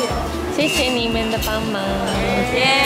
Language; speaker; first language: Chinese; non-native, fluent; Japanese